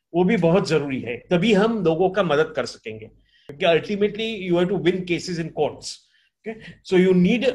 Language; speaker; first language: Hindi; non-native, local second language; Gujarati